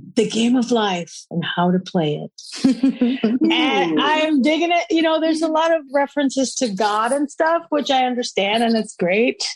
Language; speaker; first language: English; non-native, fluent; Spanish